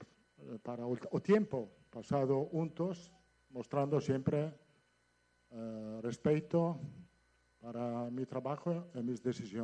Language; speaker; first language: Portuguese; non-native, fluent; Italian